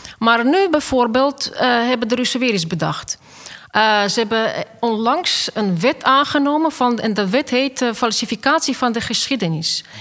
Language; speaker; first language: Dutch; non-native, fluent; Russian